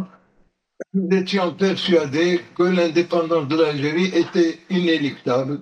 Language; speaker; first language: French; non-native, local second language; Arabic